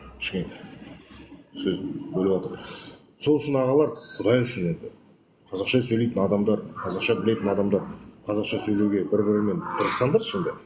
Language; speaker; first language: Kazakh; non-native, local second language; Russian